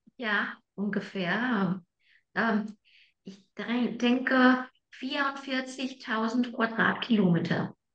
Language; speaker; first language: German; non-native, fluent; Spanish